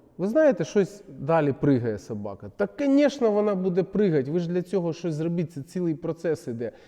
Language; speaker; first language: Ukrainian; non-native, local second language; Russian